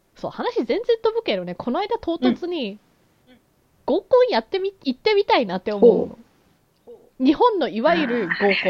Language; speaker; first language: Japanese; native; Japanese